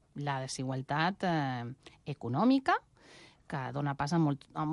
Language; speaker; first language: Catalan; non-native, local second language; Spanish